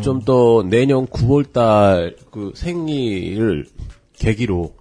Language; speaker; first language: Korean; non-native, fluent; Japanese